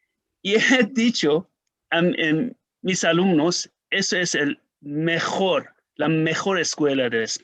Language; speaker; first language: Spanish; non-native, learner; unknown